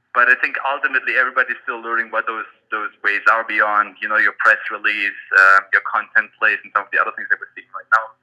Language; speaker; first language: English; non-native, fluent; German